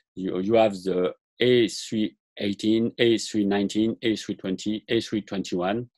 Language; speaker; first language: English; non-native, fluent; French